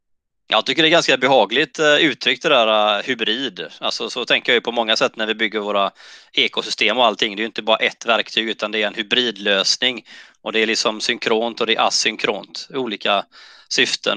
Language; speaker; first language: Swedish; native; Swedish